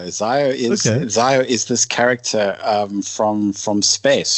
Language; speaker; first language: English; native; English